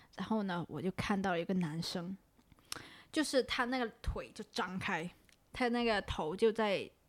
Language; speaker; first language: Chinese; non-native, local second language; Cantonese